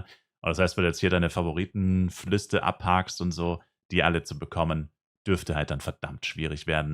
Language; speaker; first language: German; native; German